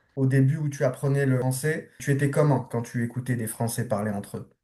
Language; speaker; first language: French; native; French